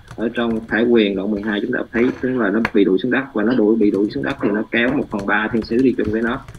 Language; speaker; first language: Vietnamese; early bilingual, heritage; Vietnamese